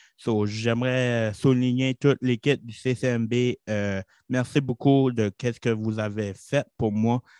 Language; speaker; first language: French; native; French